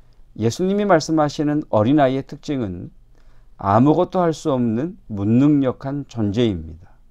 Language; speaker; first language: Korean; native; Korean